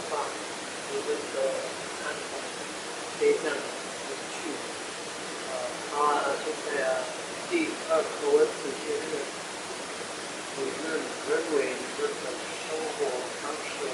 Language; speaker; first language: Chinese; non-native, learner; Indonesian